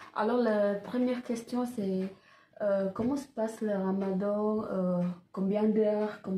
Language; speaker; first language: French; non-native, learner; Indonesian